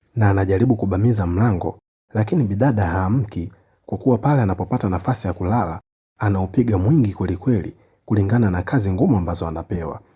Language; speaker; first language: Swahili; native; Swahili